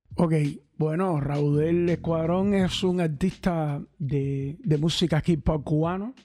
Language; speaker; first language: Spanish; native; Spanish